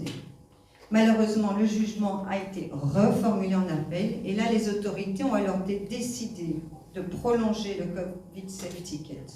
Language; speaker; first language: French; native; French